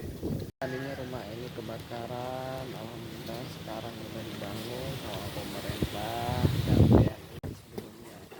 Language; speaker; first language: Indonesian; non-native, local second language; Sundanese